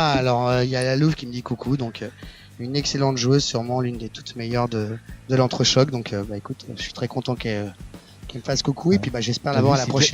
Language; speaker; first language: French; native; French